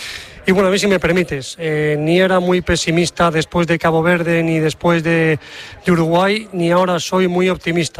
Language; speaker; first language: Spanish; native; Spanish